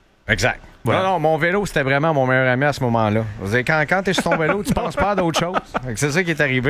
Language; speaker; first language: French; native; French